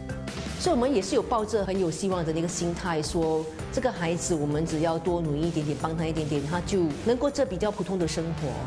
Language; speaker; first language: Chinese; native; Chinese